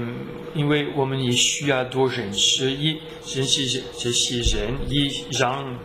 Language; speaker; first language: Chinese; non-native, fluent; French